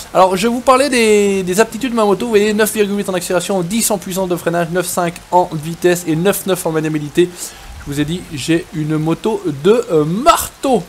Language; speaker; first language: French; native; French